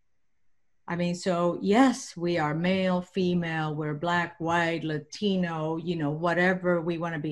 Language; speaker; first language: English; non-native, fluent; Spanish